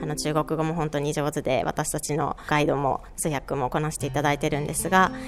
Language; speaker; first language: Japanese; native; Japanese